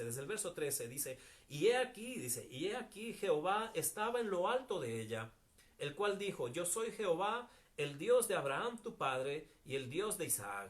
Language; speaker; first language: Spanish; native; Spanish